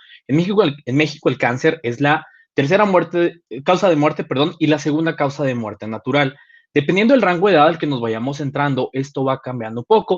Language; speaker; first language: Spanish; native; Spanish